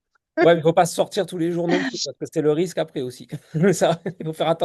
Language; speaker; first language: French; native; French